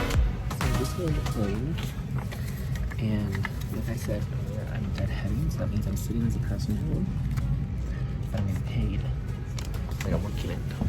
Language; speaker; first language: English; native; English